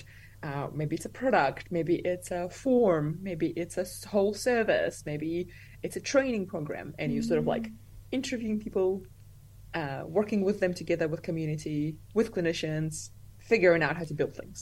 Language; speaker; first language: English; non-native, fluent; Russian